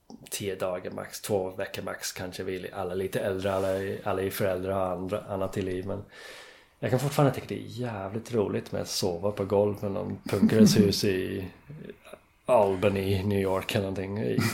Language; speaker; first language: Swedish; non-native, fluent; English